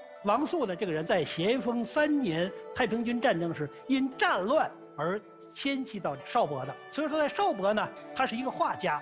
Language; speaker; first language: Chinese; native; Chinese